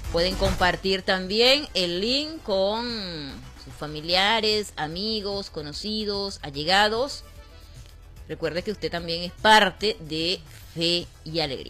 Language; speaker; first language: Spanish; native; Spanish